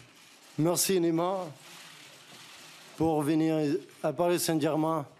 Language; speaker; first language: French; non-native, learner; Arabic